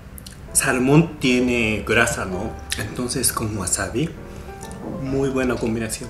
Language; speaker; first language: Spanish; non-native, fluent; Japanese